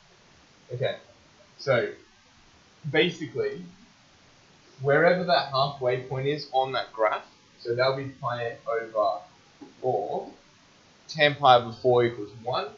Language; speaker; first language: English; native; English